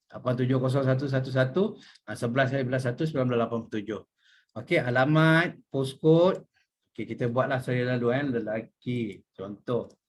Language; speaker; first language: Malay; native; Malay